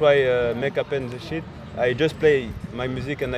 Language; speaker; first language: English; non-native, learner; French